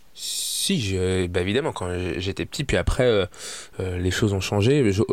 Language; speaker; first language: French; early bilingual, other home language; Arabic